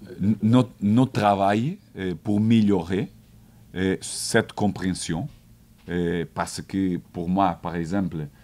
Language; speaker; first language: French; non-native, learner; Portuguese